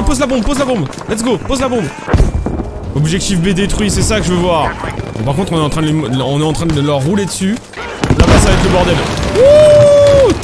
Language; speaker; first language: French; native; French